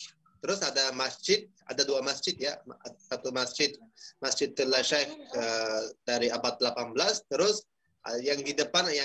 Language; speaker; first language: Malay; non-native, fluent; Uzbek